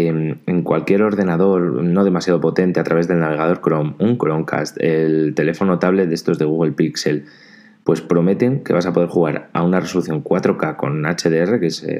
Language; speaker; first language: Spanish; native; Spanish